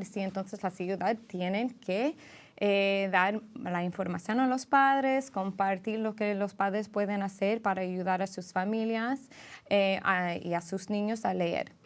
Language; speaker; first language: Spanish; early bilingual, heritage; English